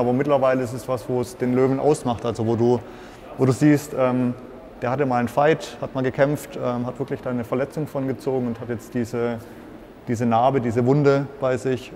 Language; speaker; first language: German; native; German